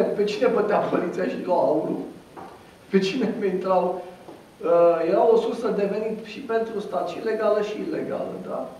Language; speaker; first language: Romanian; non-native, local second language; Romany